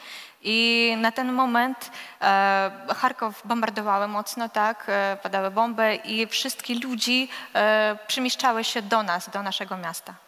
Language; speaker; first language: Polish; non-native, learner; Ukrainian